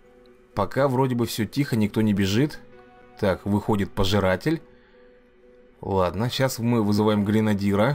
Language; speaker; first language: Russian; native; Russian